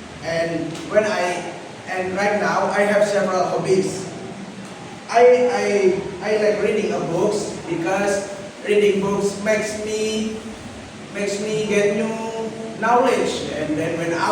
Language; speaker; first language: English; non-native, learner; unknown